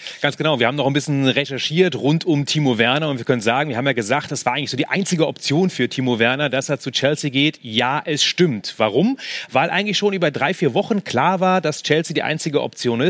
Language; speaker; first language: German; native; German